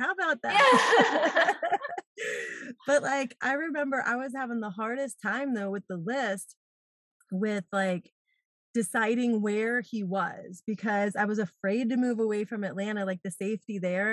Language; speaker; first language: English; native; English